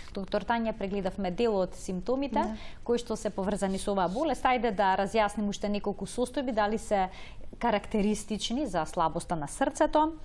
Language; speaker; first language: Macedonian; native; Macedonian